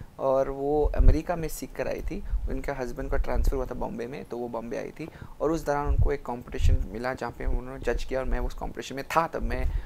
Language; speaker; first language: Hindi; non-native, local second language; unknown